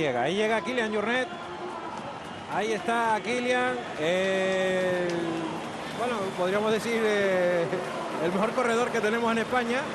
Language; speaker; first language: Spanish; native; Spanish